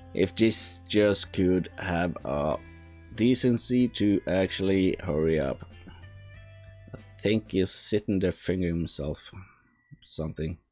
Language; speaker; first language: English; non-native, fluent; Norwegian